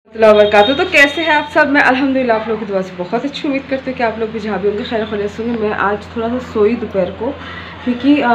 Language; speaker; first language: Hindi; non-native, local second language; Bangla